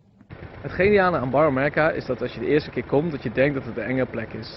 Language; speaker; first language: Dutch; native; Dutch